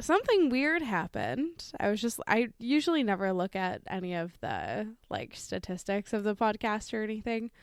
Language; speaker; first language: English; native; English